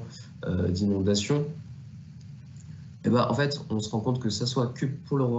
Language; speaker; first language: French; native; French